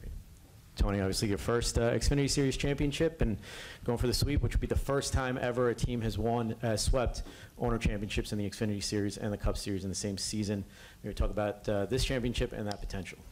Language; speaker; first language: English; native; English